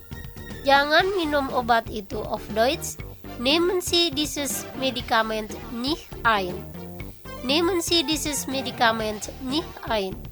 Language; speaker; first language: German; non-native, fluent; Indonesian